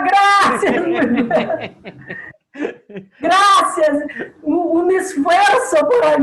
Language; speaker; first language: Spanish; non-native, learner; Portuguese